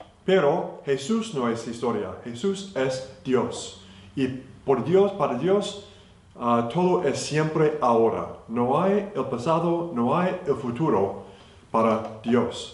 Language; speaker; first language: Spanish; non-native, fluent; English